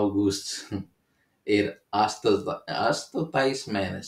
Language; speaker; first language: Latvian; non-native, learner; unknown